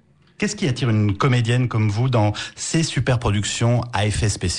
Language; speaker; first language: French; native; French